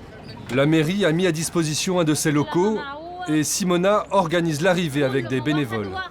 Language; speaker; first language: French; native; French